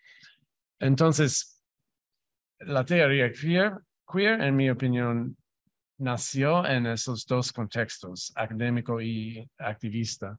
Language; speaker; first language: Spanish; non-native, fluent; English